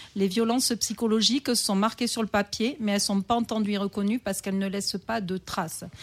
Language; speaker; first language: French; native; French